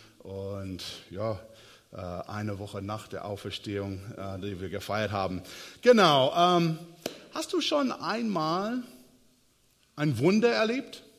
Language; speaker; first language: German; non-native, fluent; English